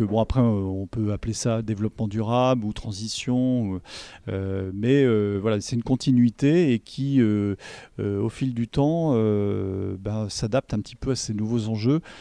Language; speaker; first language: French; native; French